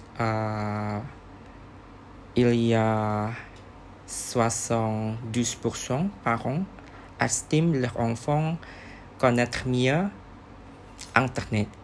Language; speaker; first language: French; non-native, learner; Indonesian